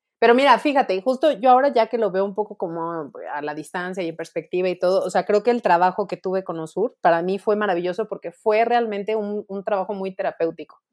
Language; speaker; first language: Spanish; native; Spanish